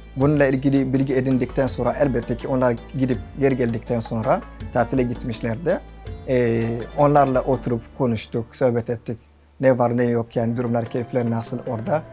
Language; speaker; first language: Turkish; non-native, fluent; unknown